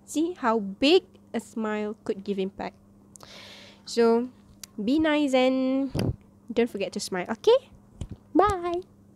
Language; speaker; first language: English; non-native, local second language; Malay